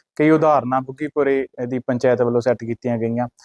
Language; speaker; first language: Punjabi; native; Punjabi